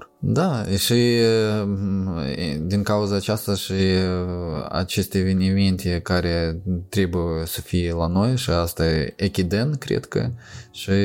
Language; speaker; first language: Romanian; non-native, local second language; Russian